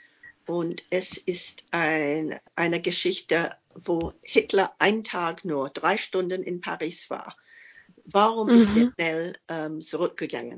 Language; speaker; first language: German; non-native, fluent; English